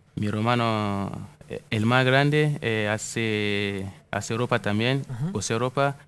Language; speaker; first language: Spanish; non-native, fluent; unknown